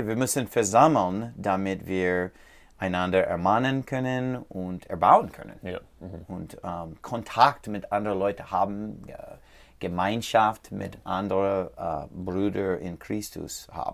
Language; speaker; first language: German; non-native, learner; English